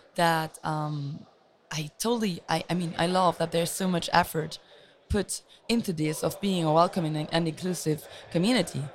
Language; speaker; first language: English; non-native, fluent; Luxembourgish